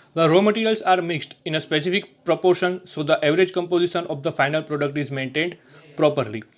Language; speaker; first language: English; non-native, local second language; Gujarati